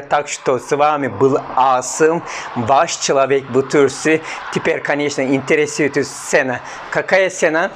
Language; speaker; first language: Russian; non-native, fluent; Turkish